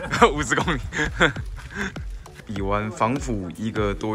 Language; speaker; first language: Chinese; native; Chinese